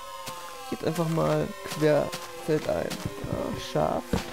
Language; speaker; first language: German; native; German